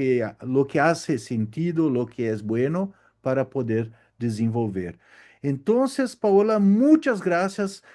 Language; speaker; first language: Spanish; non-native, learner; Portuguese